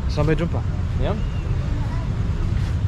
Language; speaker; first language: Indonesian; non-native, learner; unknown